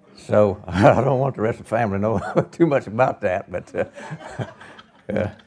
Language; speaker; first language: English; native; English